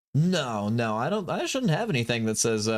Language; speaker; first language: English; native; English